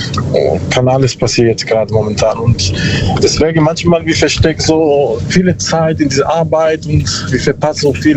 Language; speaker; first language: German; non-native, learner; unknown